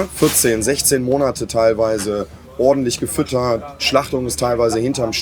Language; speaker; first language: German; native; German